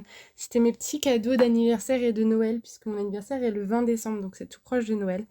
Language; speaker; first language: French; native; French